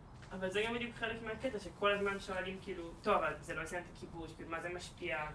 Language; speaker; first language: Hebrew; native; Hebrew